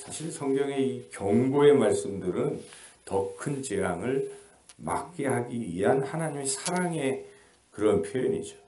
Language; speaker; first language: Korean; native; Korean